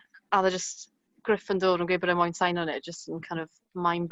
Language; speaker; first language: Welsh; native; Welsh